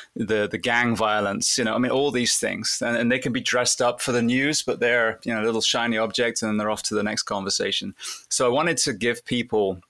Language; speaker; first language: English; native; English